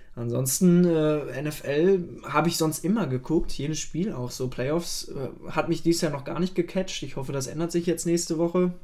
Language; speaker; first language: German; native; German